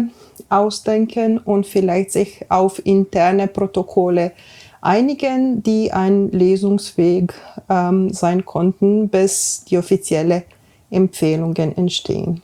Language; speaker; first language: German; non-native, fluent; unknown